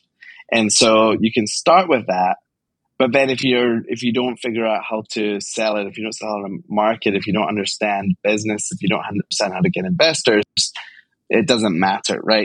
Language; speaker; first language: English; native; English